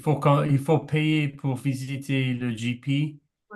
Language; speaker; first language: French; non-native, learner; English